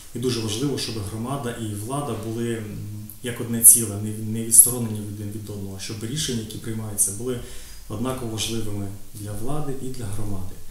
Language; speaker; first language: Ukrainian; native; Ukrainian